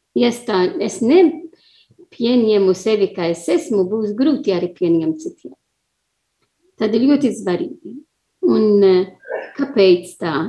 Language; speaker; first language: Latvian; non-native, learner; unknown